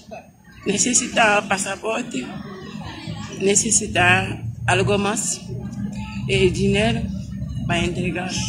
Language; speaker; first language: Spanish; non-native, learner; Haitian Creole